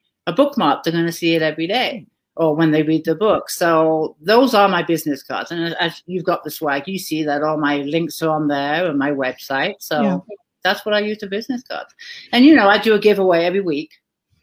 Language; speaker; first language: English; native; English